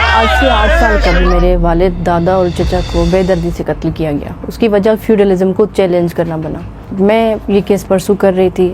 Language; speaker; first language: Urdu; non-native, local second language; Sindhi